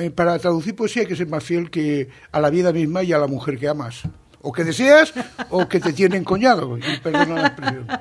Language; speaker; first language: Spanish; non-native, local second language; Catalan